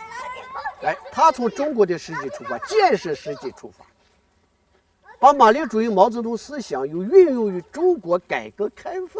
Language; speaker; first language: Chinese; native; Chinese